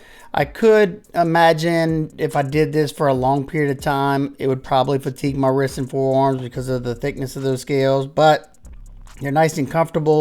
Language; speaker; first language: English; native; English